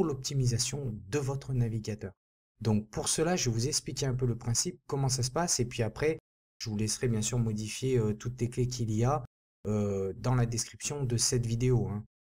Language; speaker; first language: French; native; French